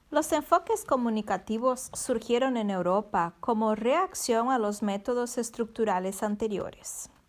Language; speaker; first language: Spanish; non-native, fluent; Portuguese